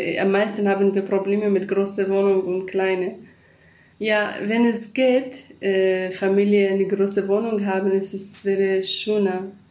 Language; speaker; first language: German; non-native, learner; Kurdish